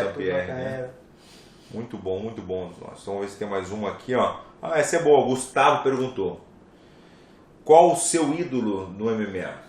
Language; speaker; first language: Portuguese; native; Portuguese